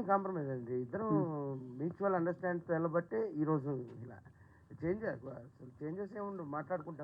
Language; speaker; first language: Telugu; native; Telugu